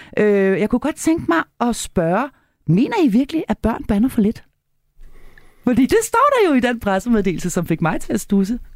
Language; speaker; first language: Danish; native; Danish